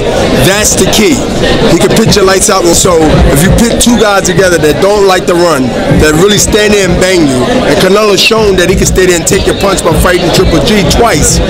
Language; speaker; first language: English; native; English